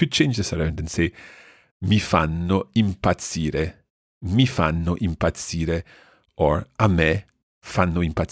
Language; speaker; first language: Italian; non-native, fluent; English